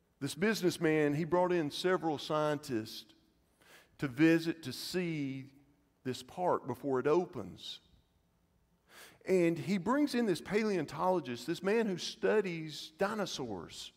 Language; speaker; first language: English; native; English